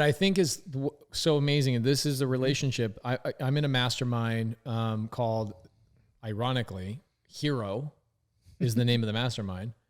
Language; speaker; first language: English; native; English